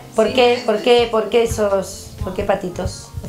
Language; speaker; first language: Spanish; native; Spanish